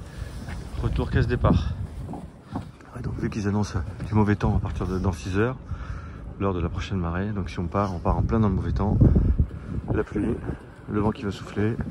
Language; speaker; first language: French; native; French